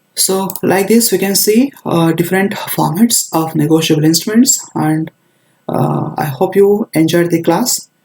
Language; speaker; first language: English; non-native, local second language; Kannada